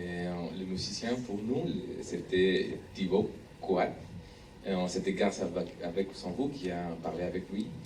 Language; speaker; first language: French; non-native, learner; Spanish